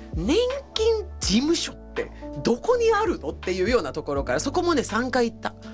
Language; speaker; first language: Japanese; non-native, fluent; Swedish